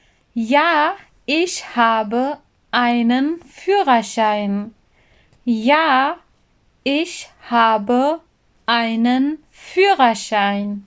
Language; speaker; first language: German; non-native, fluent; Urdu